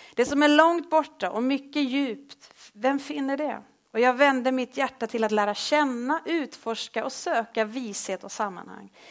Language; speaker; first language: Swedish; native; Swedish